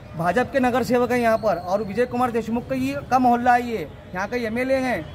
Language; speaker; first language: Hindi; native; Hindi